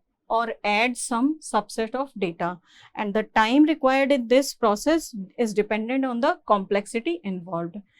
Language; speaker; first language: English; non-native, local second language; Hindi